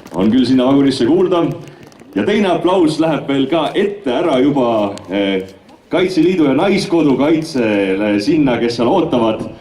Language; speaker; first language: Estonian; native; Estonian